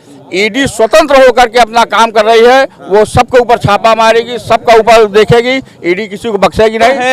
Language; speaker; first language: Hindi; native; Hindi